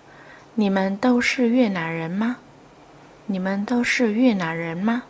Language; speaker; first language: Chinese; non-native, fluent; Vietnamese